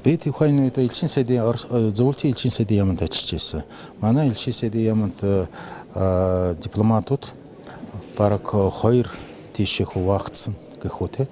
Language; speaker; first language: Mongolian; non-native, fluent; Russian